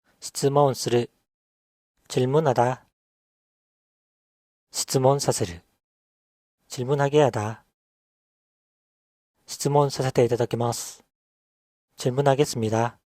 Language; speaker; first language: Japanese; non-native, fluent; Korean